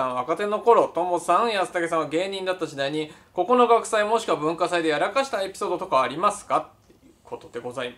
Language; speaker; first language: Japanese; native; Japanese